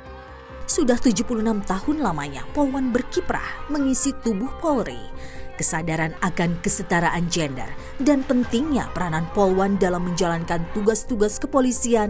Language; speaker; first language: Indonesian; native; Indonesian